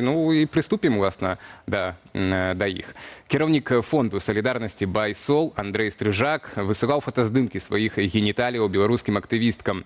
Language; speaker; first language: Belarusian; native; Belarusian